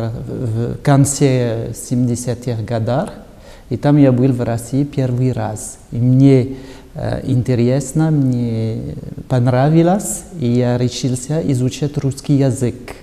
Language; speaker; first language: Russian; non-native, learner; French